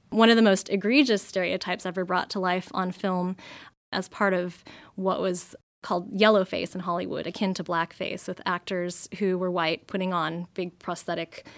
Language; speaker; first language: English; native; English